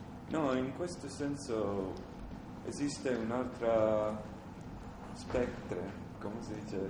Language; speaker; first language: Italian; non-native, learner; English